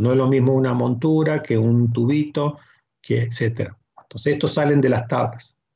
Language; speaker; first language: Spanish; native; Spanish